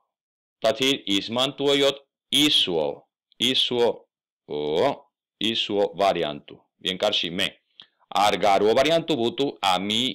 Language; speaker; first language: Latvian; non-native, fluent; Spanish